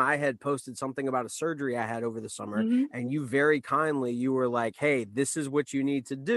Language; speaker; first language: English; native; English